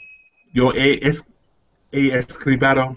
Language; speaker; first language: Spanish; non-native, learner; English